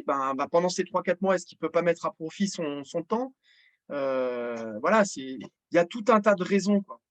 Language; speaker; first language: French; native; French